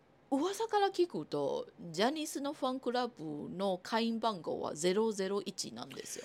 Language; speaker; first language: Japanese; non-native, fluent; Chinese